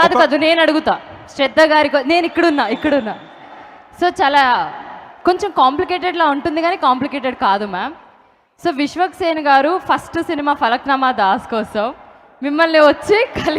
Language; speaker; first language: Telugu; native; Telugu